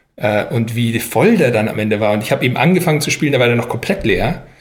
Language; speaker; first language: German; native; German